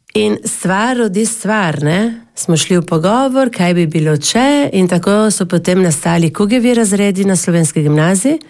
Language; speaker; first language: Slovenian; native; Slovenian